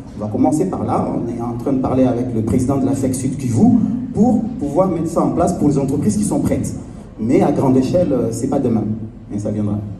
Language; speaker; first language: French; non-native, local second language; Lingala